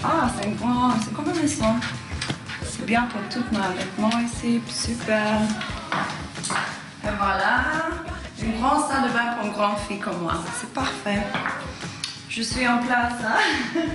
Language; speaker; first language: French; non-native, fluent; Swedish